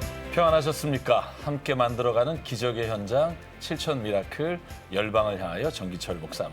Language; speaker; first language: Korean; native; Korean